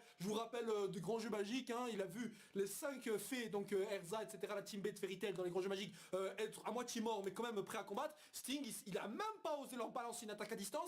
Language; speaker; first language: French; native; French